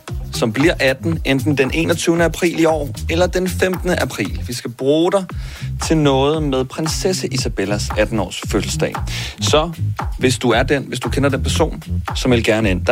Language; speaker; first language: Danish; native; Danish